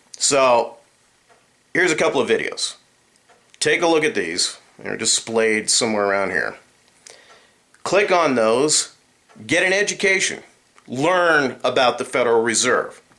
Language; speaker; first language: English; native; English